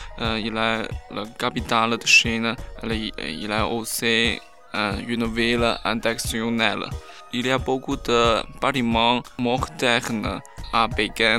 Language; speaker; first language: French; non-native, learner; Chinese